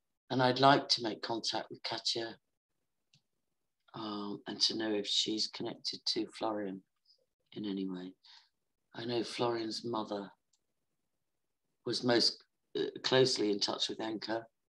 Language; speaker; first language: English; native; English